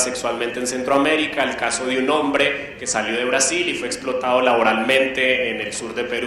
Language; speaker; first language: Spanish; native; Spanish